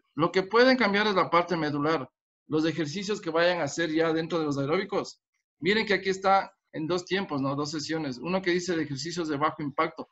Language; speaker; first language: Spanish; native; Spanish